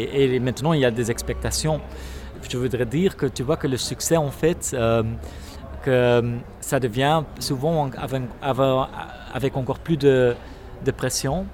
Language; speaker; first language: French; non-native, local second language; Dutch